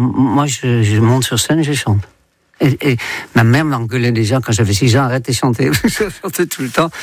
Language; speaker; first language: French; non-native, fluent; Dutch